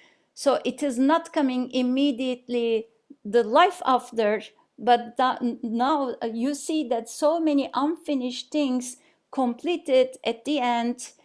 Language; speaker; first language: English; non-native, fluent; Turkish